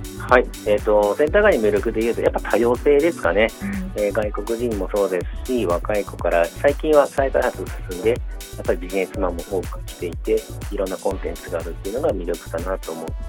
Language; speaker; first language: Japanese; native; Japanese